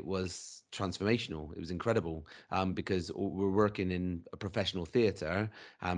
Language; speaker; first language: English; native; English